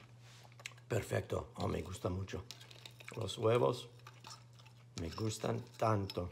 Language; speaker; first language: Spanish; non-native, fluent; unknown